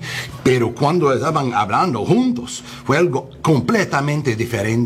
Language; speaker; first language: Spanish; non-native, learner; English